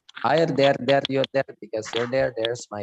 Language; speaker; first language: English; non-native, learner; Indonesian